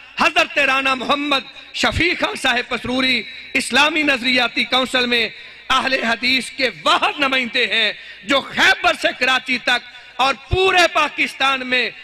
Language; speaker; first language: Urdu; non-native, local second language; Punjabi